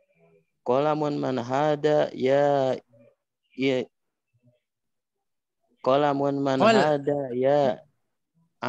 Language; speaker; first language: Arabic; non-native, learner; Indonesian